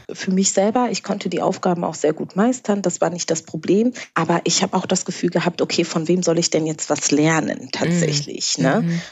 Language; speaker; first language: German; early bilingual, other home language; Kinyarwanda